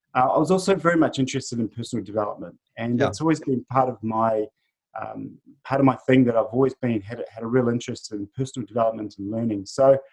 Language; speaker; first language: English; native; English